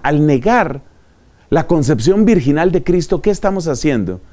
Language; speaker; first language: Spanish; native; Spanish